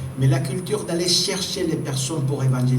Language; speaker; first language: French; non-native, fluent; Spanish